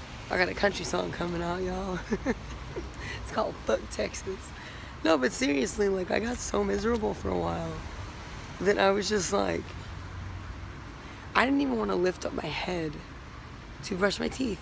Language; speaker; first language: English; native; English